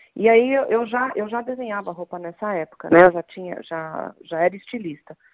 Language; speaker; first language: Portuguese; native; Portuguese